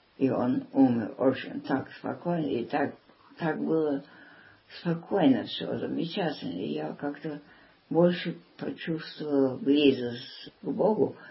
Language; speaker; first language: Russian; early bilingual, heritage; Russian